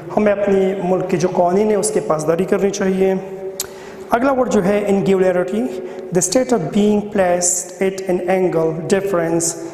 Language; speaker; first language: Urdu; non-native, local second language; Pashto